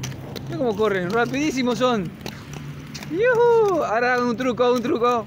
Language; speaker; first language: Spanish; native; Spanish